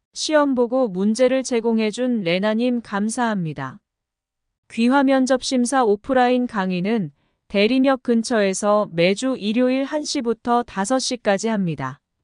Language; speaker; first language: Korean; native; Korean